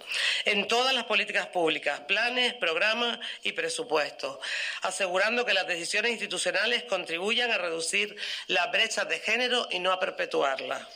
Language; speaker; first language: Spanish; native; Spanish